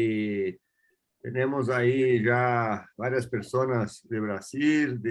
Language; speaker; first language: Spanish; non-native, fluent; Portuguese